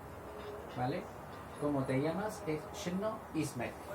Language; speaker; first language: Spanish; non-native, fluent; Arabic